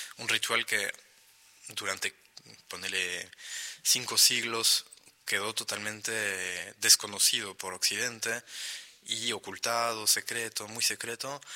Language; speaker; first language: Spanish; non-native, fluent; French